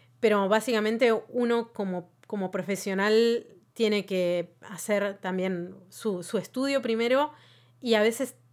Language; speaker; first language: Spanish; native; Spanish